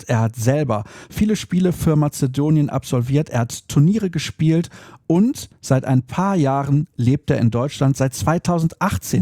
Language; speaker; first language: German; native; German